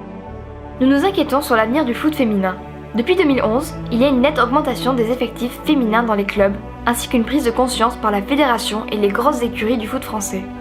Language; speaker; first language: French; native; French